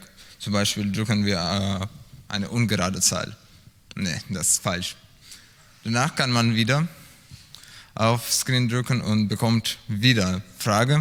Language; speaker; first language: German; non-native, learner; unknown